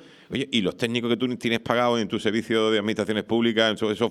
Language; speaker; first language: Spanish; native; Spanish